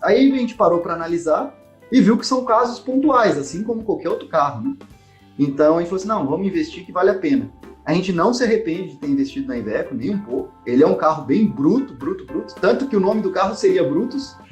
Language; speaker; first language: Portuguese; native; Portuguese